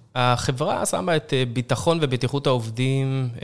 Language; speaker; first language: Hebrew; native; Hebrew